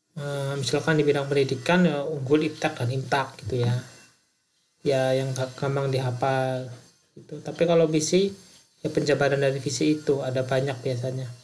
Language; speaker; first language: Indonesian; native; Indonesian